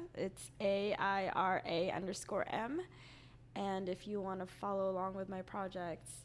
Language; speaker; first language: English; native; English